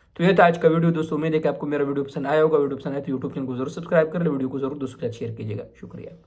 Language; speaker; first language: Urdu; non-native, local second language; Pashto